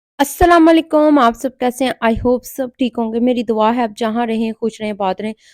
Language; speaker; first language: Urdu; non-native, local second language; Punjabi